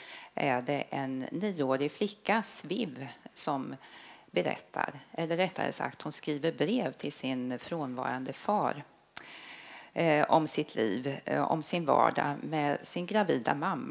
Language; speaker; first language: Swedish; native; Swedish